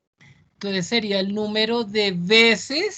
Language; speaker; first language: Spanish; native; Spanish